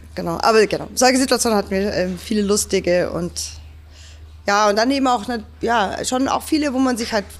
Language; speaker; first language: German; native; German